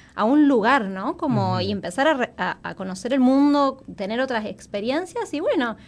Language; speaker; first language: Spanish; native; Spanish